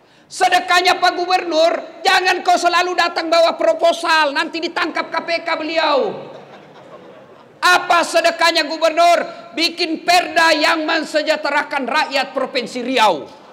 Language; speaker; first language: Malay; non-native, local second language; Buginese